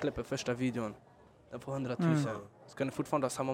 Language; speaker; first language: Swedish; early bilingual, other home language; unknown